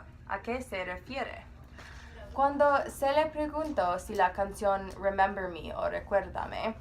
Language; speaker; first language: Spanish; non-native, learner; English